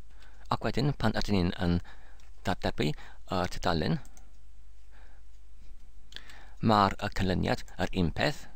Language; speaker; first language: Welsh; non-native, learner; English